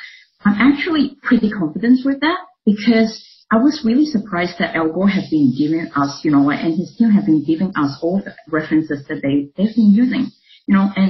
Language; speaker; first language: English; non-native, local second language; Cantonese